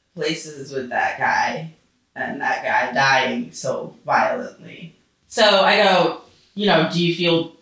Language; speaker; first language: English; early bilingual, other home language; Russian